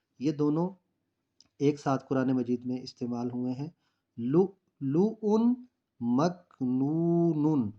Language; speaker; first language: Urdu; native; Urdu